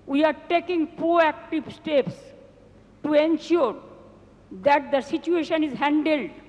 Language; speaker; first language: English; non-native, local second language; Bangla